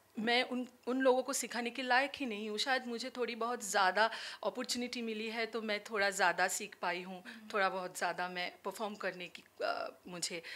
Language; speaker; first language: Hindi; non-native, local second language; Bangla